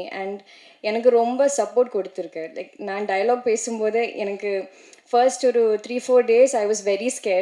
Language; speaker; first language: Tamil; non-native, learner; Malayalam